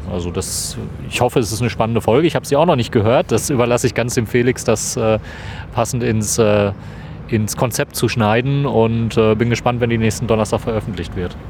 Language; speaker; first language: German; native; German